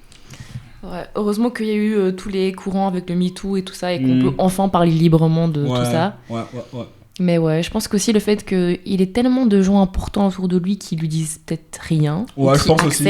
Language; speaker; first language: French; native; French